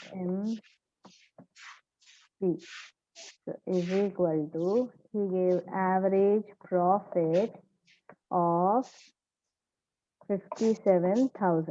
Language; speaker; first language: English; non-native, local second language; Telugu